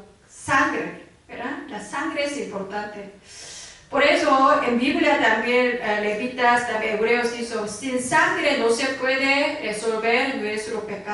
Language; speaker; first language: Spanish; non-native, learner; Korean